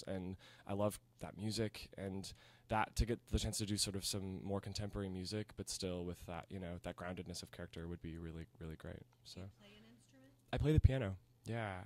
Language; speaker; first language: English; native; English